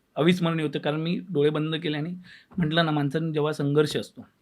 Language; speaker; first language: Marathi; native; Marathi